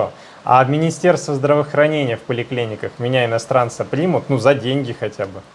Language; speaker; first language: Russian; native; Russian